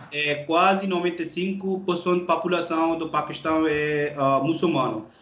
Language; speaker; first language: Portuguese; non-native, learner; Urdu